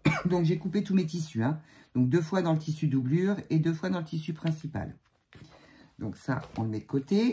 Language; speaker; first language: French; native; French